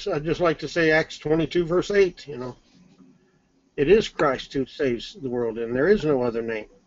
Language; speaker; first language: English; native; English